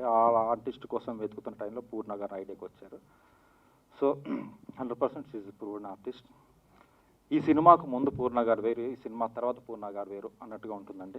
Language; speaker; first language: Telugu; native; Telugu